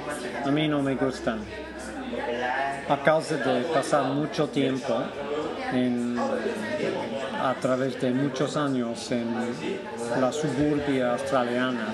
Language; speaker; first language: Spanish; non-native, fluent; English